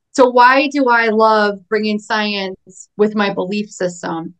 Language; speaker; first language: English; native; English